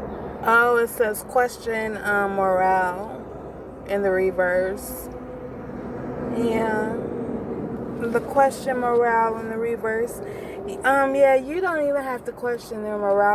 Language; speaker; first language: English; native; English